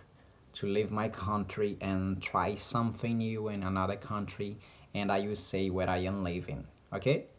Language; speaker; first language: English; non-native, learner; Portuguese